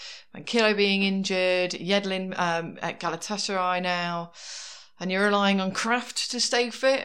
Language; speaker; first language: English; native; English